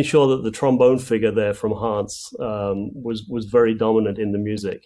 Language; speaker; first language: English; native; English